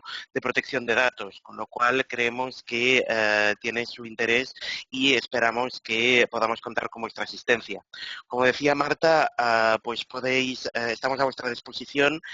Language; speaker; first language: Spanish; native; Spanish